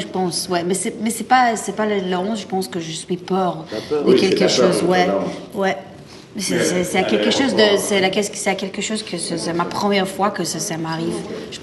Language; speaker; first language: French; non-native, learner; Hebrew